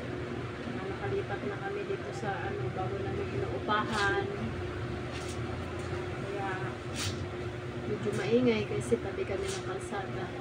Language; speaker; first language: Filipino; native; Filipino